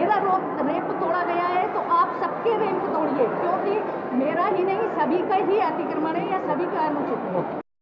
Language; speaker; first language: Hindi; native; Hindi